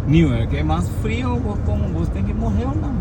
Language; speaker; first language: Portuguese; non-native, learner; Bangla